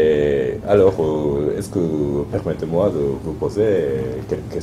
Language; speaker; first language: French; non-native, fluent; Japanese